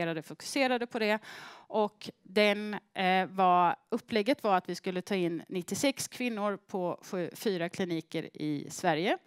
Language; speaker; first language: Swedish; native; Swedish